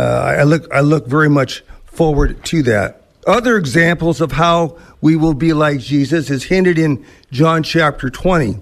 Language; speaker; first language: English; native; English